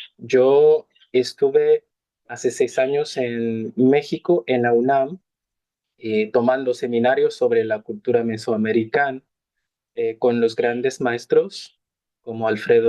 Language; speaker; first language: Spanish; non-native, fluent; Chinese